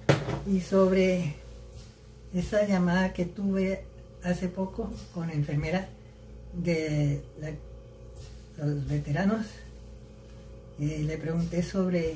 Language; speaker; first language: Spanish; early bilingual, heritage; Spanish